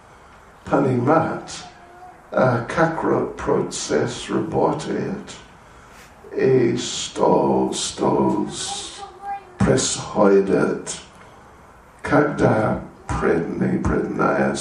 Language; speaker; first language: Russian; non-native, learner; English